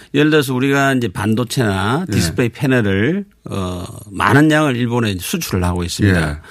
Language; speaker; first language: Korean; native; Korean